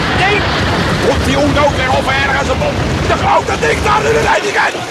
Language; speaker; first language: Dutch; native; Dutch